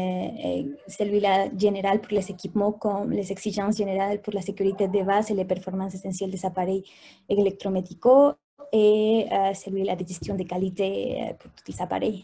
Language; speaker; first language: French; non-native, fluent; Spanish